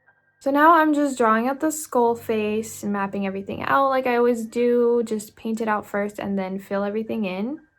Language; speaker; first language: English; native; English